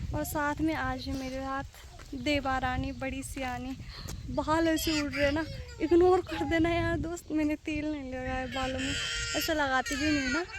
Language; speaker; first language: Hindi; non-native, local second language; Nepali